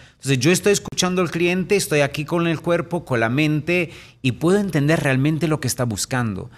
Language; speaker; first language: Spanish; non-native, fluent; Italian